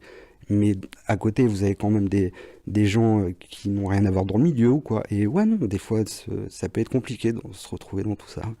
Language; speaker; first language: French; native; French